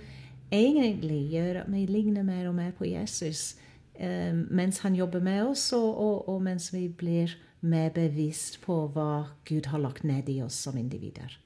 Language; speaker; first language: Norwegian; non-native, fluent; English